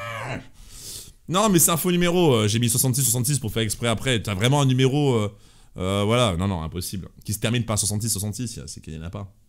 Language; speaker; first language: French; native; French